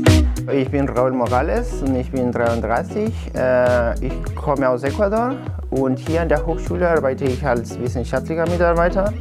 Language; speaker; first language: German; non-native, fluent; Spanish